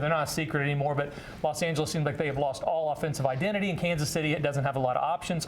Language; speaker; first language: English; native; English